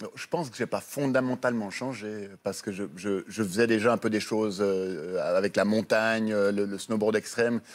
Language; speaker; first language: French; native; French